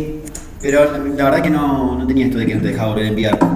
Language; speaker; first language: Spanish; native; Spanish